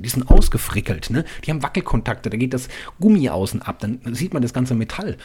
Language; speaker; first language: German; native; German